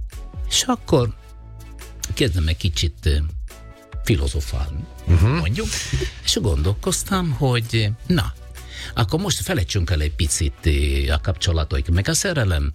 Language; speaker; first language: Hungarian; non-native, fluent; Italian